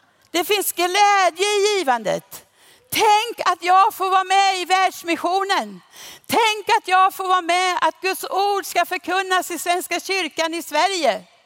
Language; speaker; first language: Swedish; non-native, fluent; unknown